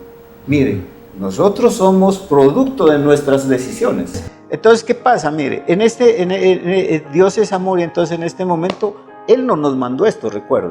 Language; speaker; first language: Spanish; native; Spanish